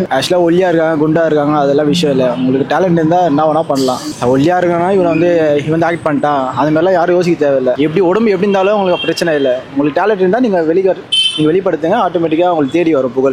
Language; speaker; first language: Tamil; native; Tamil